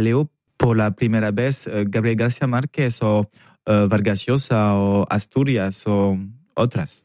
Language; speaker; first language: Spanish; non-native, fluent; French